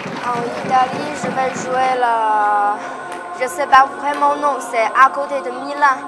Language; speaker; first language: French; non-native, learner; Chinese